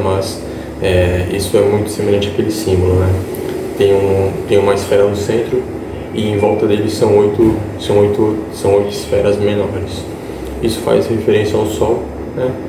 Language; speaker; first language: Portuguese; native; Portuguese